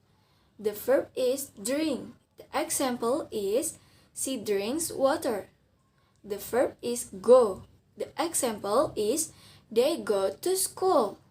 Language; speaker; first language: English; non-native, learner; Indonesian